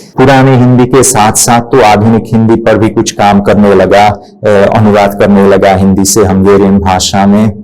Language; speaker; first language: Hindi; non-native, fluent; Hungarian